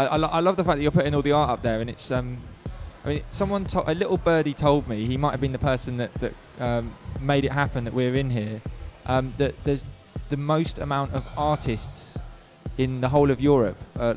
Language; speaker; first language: English; native; English